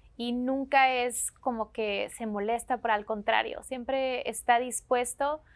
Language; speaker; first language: Spanish; native; Spanish